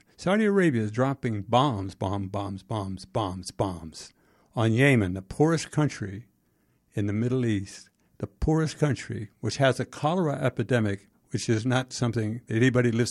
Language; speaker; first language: English; native; English